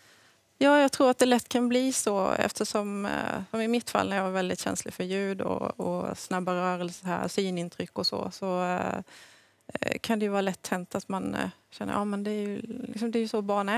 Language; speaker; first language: Swedish; native; Swedish